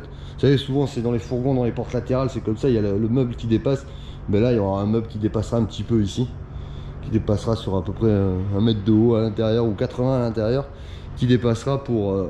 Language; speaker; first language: French; native; French